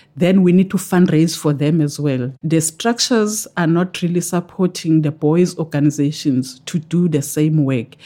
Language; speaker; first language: English; non-native, local second language; Zulu